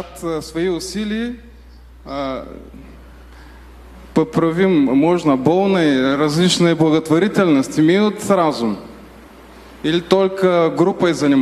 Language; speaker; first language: Russian; non-native, learner; Bulgarian